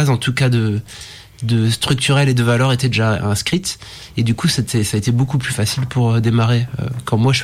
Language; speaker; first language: French; native; French